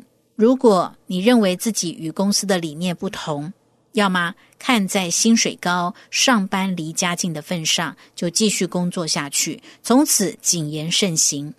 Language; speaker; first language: Chinese; native; Chinese